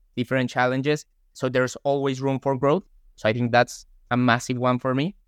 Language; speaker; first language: English; non-native, fluent; Spanish